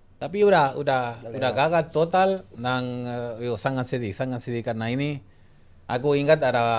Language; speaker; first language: Indonesian; non-native, fluent; Spanish